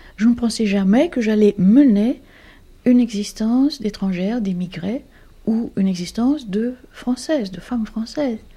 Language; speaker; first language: French; non-native, fluent; Greek